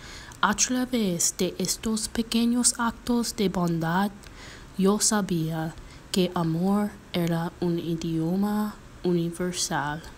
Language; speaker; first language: Spanish; non-native, learner; English